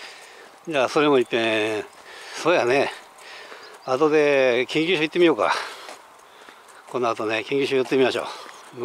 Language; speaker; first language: Japanese; native; Japanese